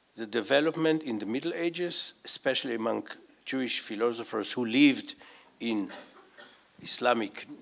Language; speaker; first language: English; non-native, fluent; Hebrew